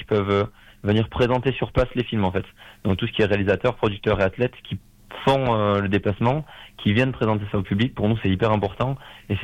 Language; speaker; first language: French; native; French